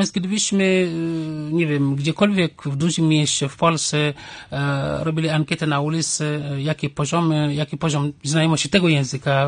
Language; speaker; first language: Polish; non-native, fluent; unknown